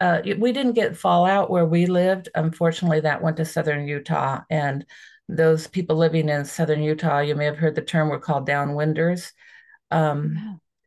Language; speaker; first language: English; native; English